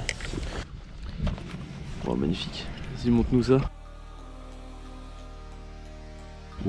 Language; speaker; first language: French; native; French